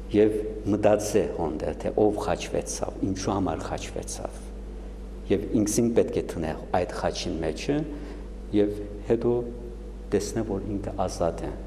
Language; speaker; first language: Armenian; early bilingual, heritage; Armenian